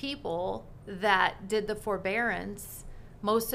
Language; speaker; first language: English; native; English